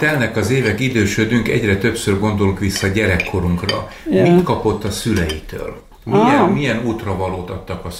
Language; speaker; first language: Hungarian; native; Hungarian